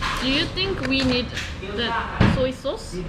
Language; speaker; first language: English; non-native, learner; Korean